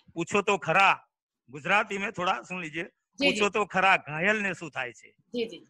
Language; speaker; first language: Hindi; non-native, local second language; Gujarati